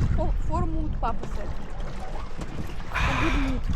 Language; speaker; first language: English; non-native, learner; Russian